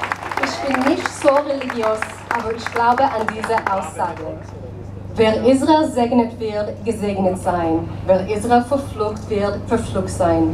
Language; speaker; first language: German; non-native, learner; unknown